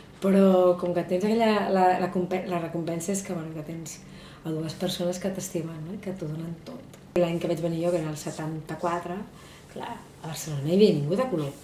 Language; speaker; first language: Catalan; early bilingual, other home language; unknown